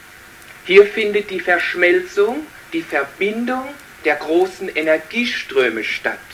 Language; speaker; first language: German; native; German